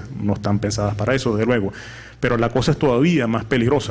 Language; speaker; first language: Spanish; native; Spanish